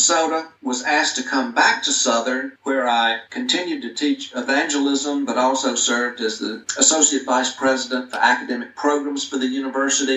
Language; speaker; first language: English; native; English